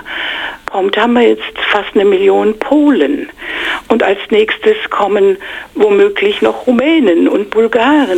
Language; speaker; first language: German; non-native, fluent; English